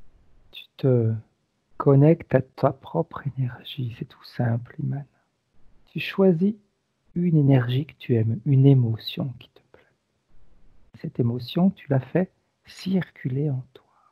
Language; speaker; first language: French; native; French